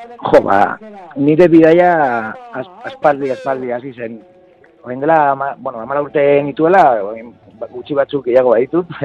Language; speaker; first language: Basque; non-native, local second language; Spanish